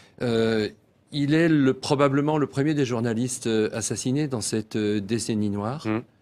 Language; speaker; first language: French; native; French